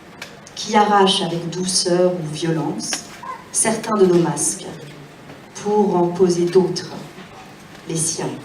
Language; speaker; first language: French; native; French